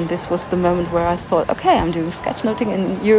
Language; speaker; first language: English; non-native, fluent; German